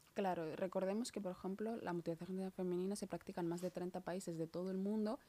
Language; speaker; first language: Spanish; early bilingual, other home language; Somali